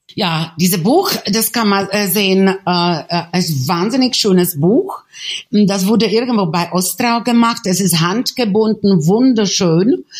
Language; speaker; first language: German; non-native, fluent; Czech